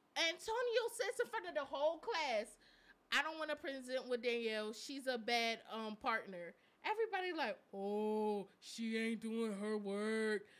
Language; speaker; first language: English; native; English